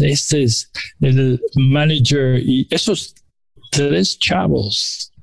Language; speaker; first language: Spanish; non-native, learner; English